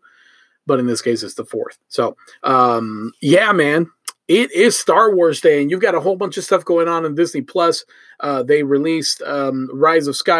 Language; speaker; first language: English; early bilingual, other home language; Spanish